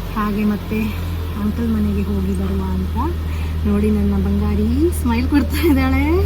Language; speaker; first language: Kannada; non-native, local second language; Tulu